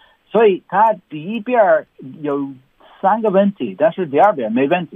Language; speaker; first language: Chinese; non-native, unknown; English